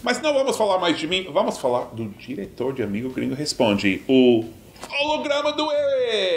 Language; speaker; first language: Portuguese; non-native, fluent; English